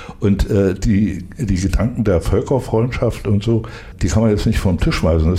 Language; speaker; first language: German; native; German